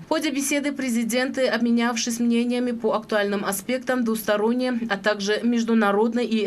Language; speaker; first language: Russian; non-native, local second language; Tajik